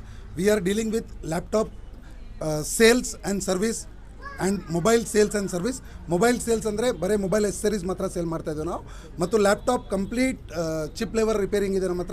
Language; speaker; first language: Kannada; non-native, local second language; Hindi